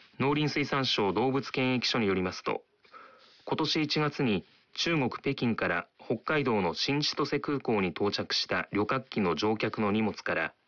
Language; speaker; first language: Japanese; native; Japanese